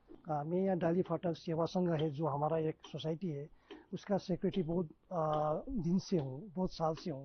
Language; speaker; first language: Hindi; non-native, local second language; Nepali